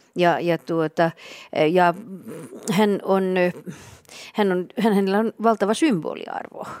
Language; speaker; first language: Finnish; native; Finnish